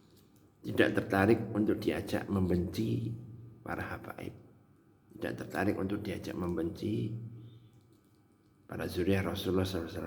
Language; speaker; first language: Indonesian; native; Indonesian